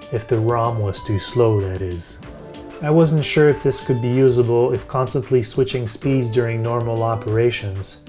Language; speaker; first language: English; native; English